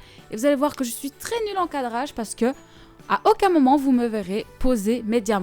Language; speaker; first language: French; native; French